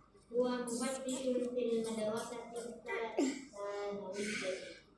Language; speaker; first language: Arabic; non-native, learner; Indonesian